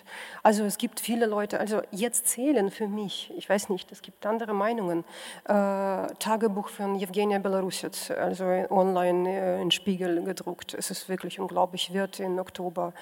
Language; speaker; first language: German; non-native, fluent; Russian